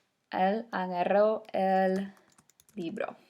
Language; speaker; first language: Spanish; non-native, fluent; English